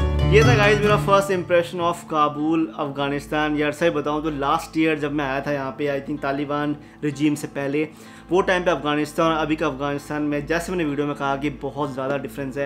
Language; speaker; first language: Hindi; native; Hindi